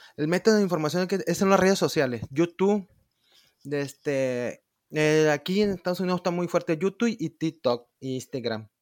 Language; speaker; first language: Spanish; native; Spanish